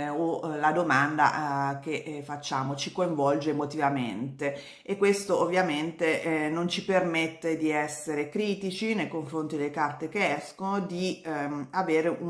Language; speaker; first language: Italian; native; Italian